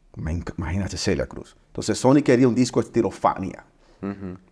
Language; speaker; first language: Spanish; early bilingual, heritage; Spanish